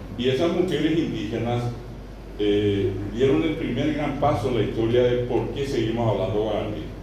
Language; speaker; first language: Spanish; non-native, local second language; Guarani